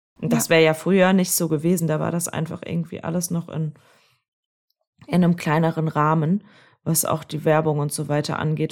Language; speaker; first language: German; native; German